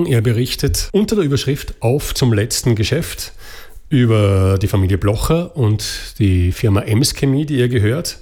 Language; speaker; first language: German; native; German